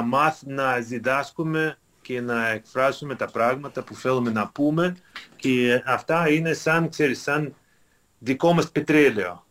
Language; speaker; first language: Greek; non-native, fluent; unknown